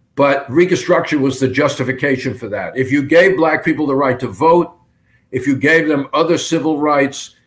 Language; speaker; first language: English; native; English